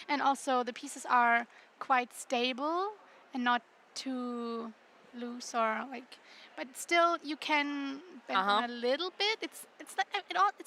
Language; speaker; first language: English; non-native, fluent; German